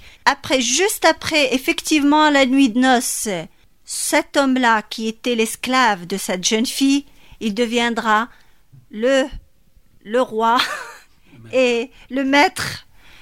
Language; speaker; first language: French; non-native, local second language; Arabic